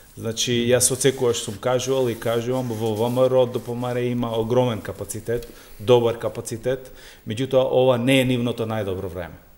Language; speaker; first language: Macedonian; non-native, local second language; Albanian